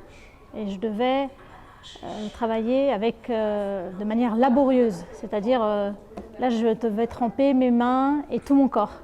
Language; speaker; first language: French; native; French